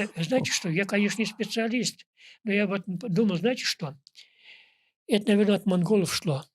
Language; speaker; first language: Russian; non-native, local second language; Tatar